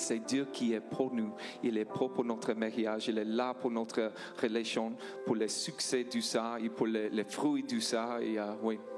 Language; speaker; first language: French; non-native, learner; English